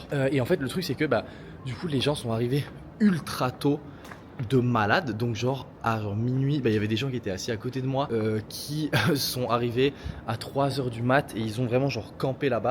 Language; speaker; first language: French; native; French